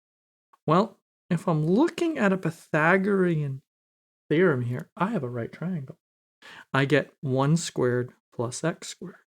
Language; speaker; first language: English; native; English